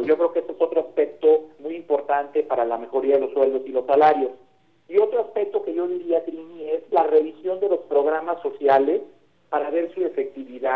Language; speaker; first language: Spanish; native; Spanish